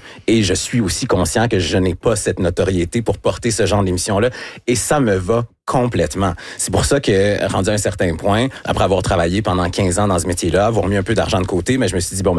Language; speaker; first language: French; native; French